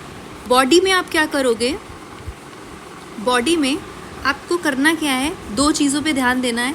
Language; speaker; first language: Hindi; native; Hindi